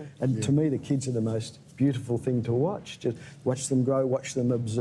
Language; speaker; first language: English; native; English